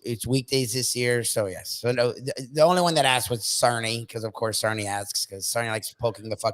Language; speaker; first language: English; native; English